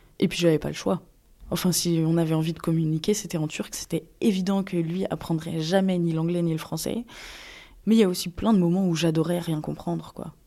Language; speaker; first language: French; native; French